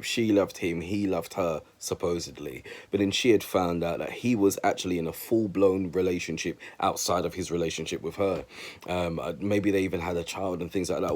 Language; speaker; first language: English; native; English